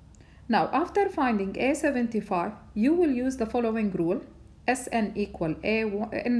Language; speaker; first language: English; non-native, fluent; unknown